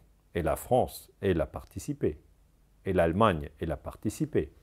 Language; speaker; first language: French; non-native, local second language; German